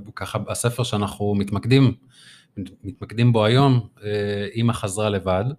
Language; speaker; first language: Hebrew; native; Hebrew